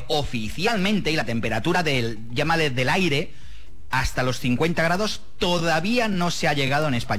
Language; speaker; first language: Spanish; native; Spanish